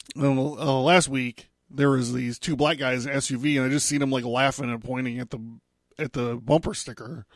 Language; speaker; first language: English; native; English